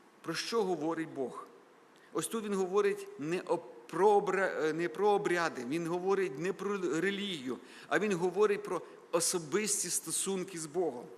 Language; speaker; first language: Ukrainian; native; Ukrainian